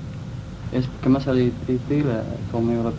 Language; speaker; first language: French; native; French